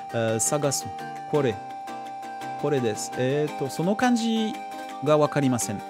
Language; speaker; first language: Japanese; non-native, learner; French